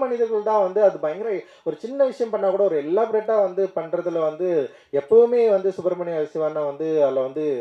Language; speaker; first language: Tamil; native; Tamil